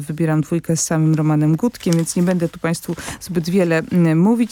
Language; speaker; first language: Polish; native; Polish